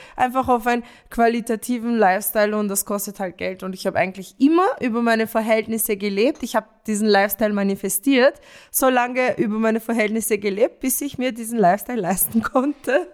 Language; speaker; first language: German; early bilingual, other home language; Romanian